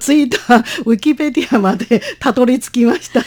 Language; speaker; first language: Japanese; non-native, fluent; Chinese